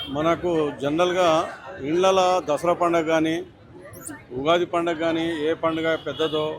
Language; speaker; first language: Telugu; non-native, local second language; Lambadi